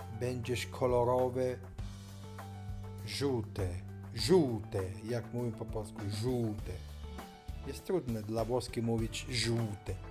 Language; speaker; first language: Polish; non-native, learner; Italian